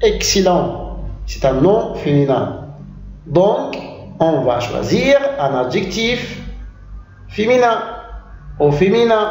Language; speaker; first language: French; non-native, local second language; Arabic